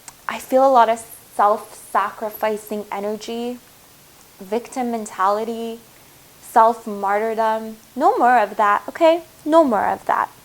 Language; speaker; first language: English; native; English